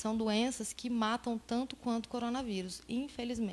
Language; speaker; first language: Portuguese; native; Portuguese